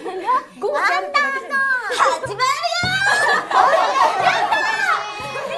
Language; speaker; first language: Japanese; native; Japanese